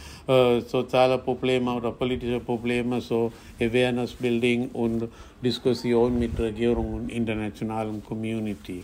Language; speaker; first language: German; non-native, fluent; Tamil